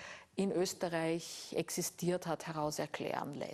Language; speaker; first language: German; native; German